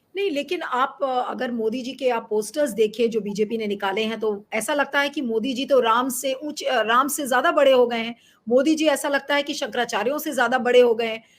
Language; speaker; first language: Hindi; native; Hindi